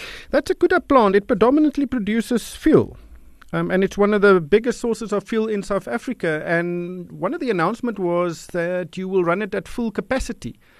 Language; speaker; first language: English; non-native, local second language; Afrikaans